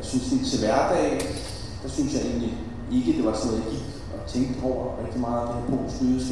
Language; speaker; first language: Danish; early bilingual, other home language; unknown